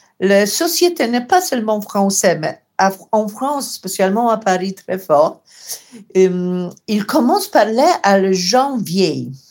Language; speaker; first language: French; non-native, learner; Polish